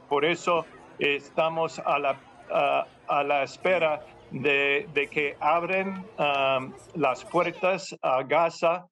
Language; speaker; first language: Spanish; non-native, fluent; English